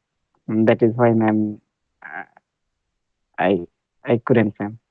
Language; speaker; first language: English; non-native, learner; Bangla